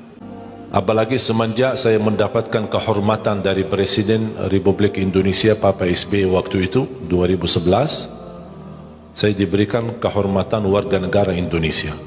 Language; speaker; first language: Indonesian; non-native, fluent; Arabic